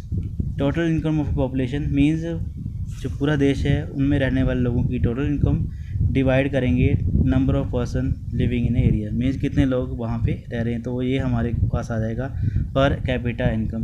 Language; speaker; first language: Hindi; native; Hindi